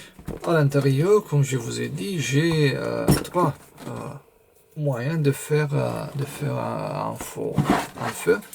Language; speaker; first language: French; non-native, fluent; Romanian